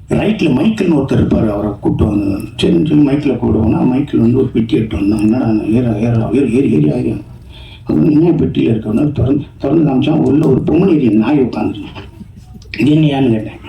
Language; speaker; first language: Tamil; native; Tamil